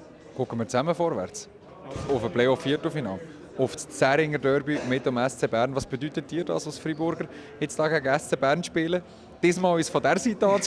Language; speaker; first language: German; native; German